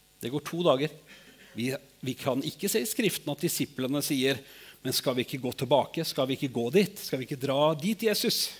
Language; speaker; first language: Norwegian; native; Norwegian